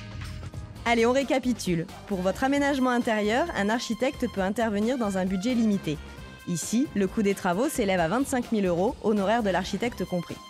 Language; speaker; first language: French; native; French